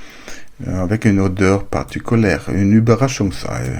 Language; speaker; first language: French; non-native, learner; German